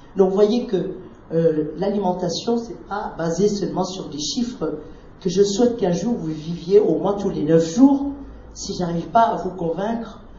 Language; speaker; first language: French; non-native, fluent; Vietnamese